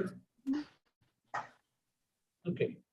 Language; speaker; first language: English; non-native, learner; Spanish